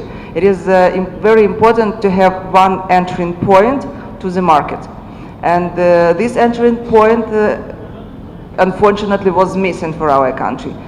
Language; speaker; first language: English; non-native, fluent; Ukrainian